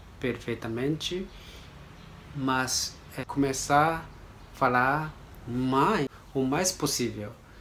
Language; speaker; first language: Portuguese; non-native, learner; Japanese